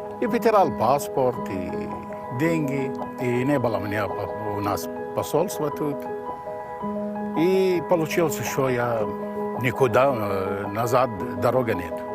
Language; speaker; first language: Ukrainian; non-native, learner; Arabic